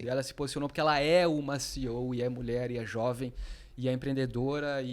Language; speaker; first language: Portuguese; native; Portuguese